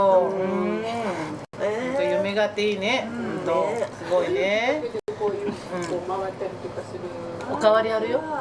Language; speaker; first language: Japanese; native; Japanese